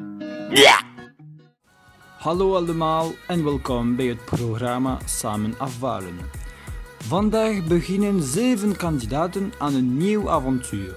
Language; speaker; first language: Dutch; non-native, fluent; French